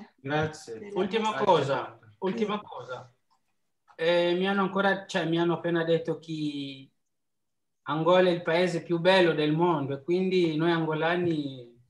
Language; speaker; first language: Italian; non-native, fluent; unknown